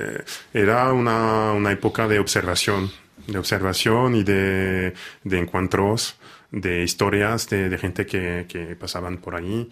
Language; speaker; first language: Spanish; non-native, fluent; French